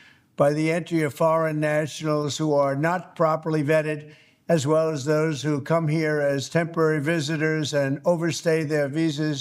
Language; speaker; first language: English; native; English